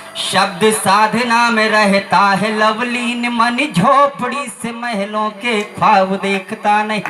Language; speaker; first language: Hindi; native; Hindi